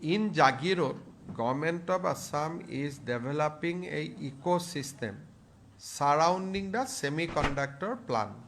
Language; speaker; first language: English; non-native, local second language; Assamese